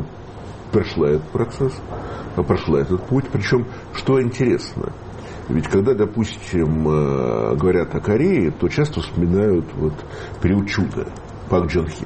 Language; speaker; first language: Russian; native; Russian